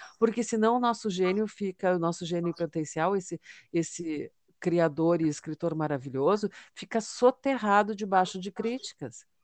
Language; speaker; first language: Portuguese; native; Portuguese